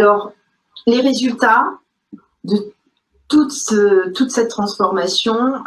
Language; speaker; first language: French; native; French